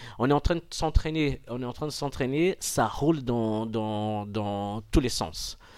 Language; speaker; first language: French; non-native, fluent; Portuguese